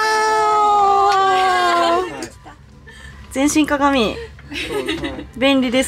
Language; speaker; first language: Japanese; native; Japanese